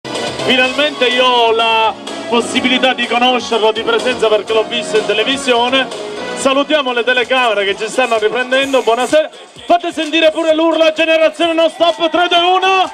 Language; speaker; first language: Italian; native; Italian